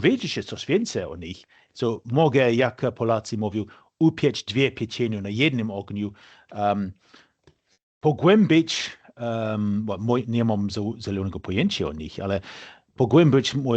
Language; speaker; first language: Polish; non-native, fluent; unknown